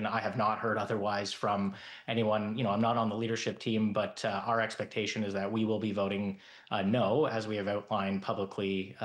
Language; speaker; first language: English; native; English